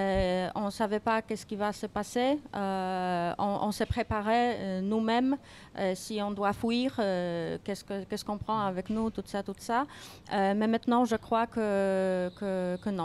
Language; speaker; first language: French; non-native, fluent; Polish